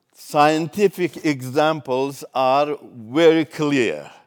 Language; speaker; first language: English; non-native, fluent; Turkish